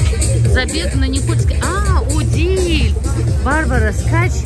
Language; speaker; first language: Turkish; non-native, learner; Russian